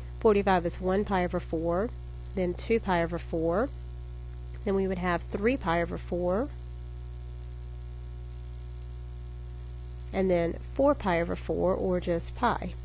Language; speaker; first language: English; native; English